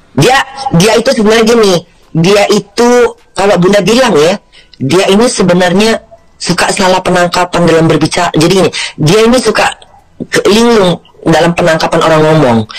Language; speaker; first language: Indonesian; native; Indonesian